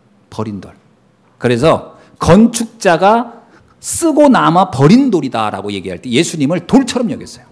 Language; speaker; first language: Korean; native; Korean